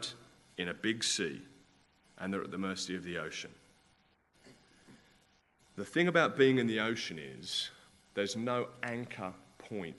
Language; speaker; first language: English; native; English